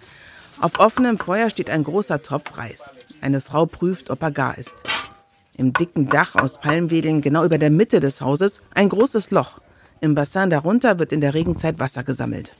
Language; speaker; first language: German; native; German